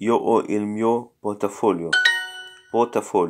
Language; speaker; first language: Italian; non-native, learner; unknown